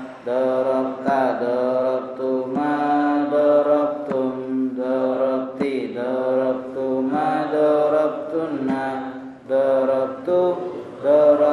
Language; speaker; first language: Arabic; non-native, fluent; Indonesian